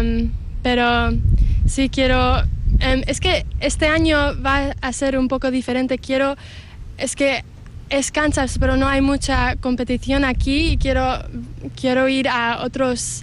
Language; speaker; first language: Spanish; early bilingual, heritage; English